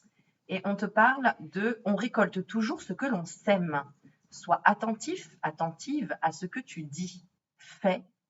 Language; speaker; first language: French; native; French